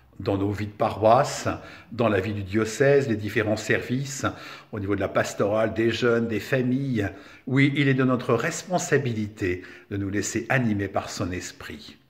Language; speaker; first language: French; native; French